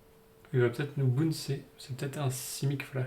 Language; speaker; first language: French; native; French